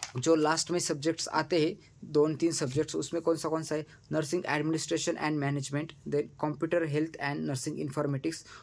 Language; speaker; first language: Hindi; non-native, local second language; Marathi